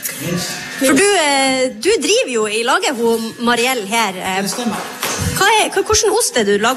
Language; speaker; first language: Norwegian; native; Norwegian